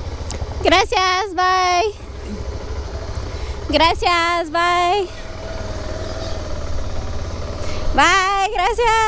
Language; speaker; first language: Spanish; non-native, learner; English